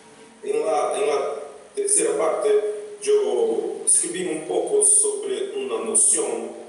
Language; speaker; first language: Spanish; non-native, fluent; Portuguese